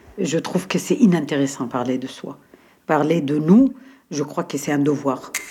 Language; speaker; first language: French; non-native, fluent; Arabic